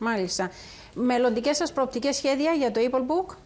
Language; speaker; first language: Greek; native; Greek